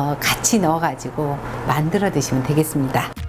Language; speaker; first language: Korean; native; Korean